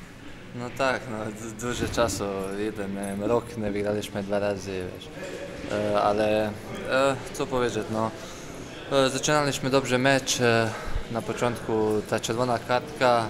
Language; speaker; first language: Polish; non-native, fluent; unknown